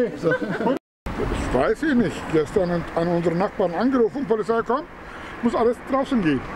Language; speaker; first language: German; non-native, learner; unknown